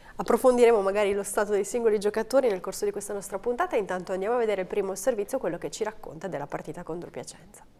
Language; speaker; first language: Italian; native; Italian